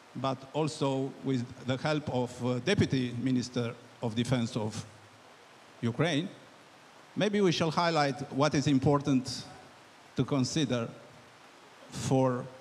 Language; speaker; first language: English; non-native, fluent; Romanian